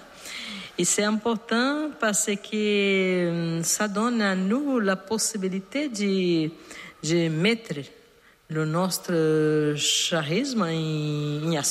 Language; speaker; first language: French; non-native, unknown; Portuguese